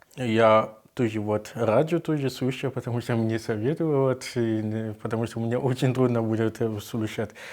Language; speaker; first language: Russian; non-native, learner; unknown